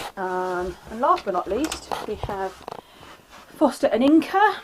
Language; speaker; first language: English; native; English